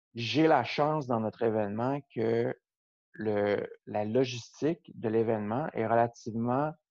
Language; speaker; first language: French; native; French